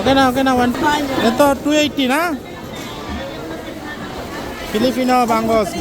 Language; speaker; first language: Filipino; non-native, learner; Bangla